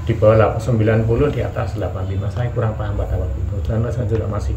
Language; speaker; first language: Indonesian; non-native, local second language; Javanese